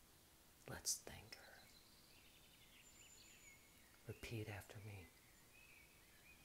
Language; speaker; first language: English; native; English